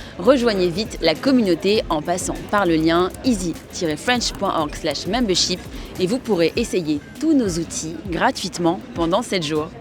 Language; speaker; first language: French; native; French